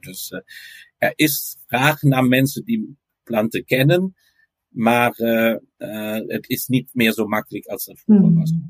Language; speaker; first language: Dutch; non-native, fluent; German